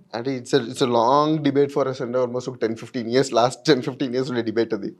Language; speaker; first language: Telugu; native; Telugu